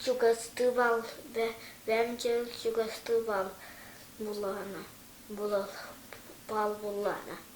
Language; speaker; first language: Russian; non-native, local second language; Yakut